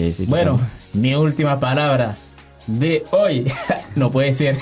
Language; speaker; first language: Spanish; non-native, learner; Haitian Creole